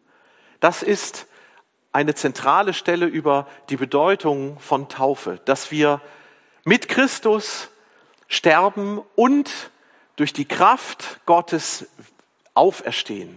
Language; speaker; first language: German; native; German